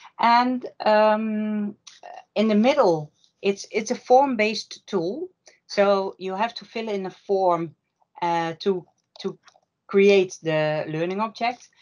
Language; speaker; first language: English; non-native, fluent; Dutch